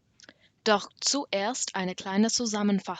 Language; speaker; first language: German; non-native, learner; English